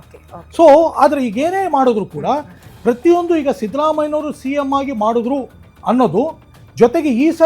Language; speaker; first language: Kannada; native; Kannada